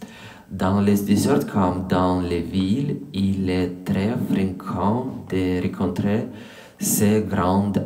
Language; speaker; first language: French; non-native, learner; English